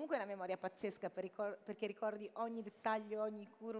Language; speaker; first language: Italian; native; Italian